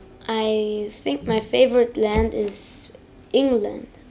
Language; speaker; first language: English; non-native, learner; German